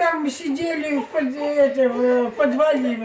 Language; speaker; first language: Russian; native; Russian